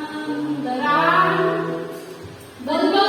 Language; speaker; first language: English; non-native, learner; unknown